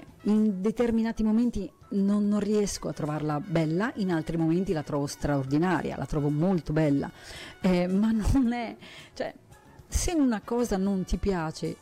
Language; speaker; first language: Italian; native; Italian